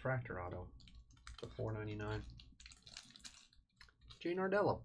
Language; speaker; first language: English; native; English